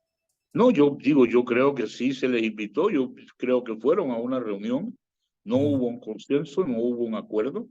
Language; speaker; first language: Spanish; native; Spanish